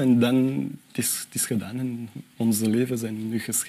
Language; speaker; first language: Dutch; non-native, local second language; French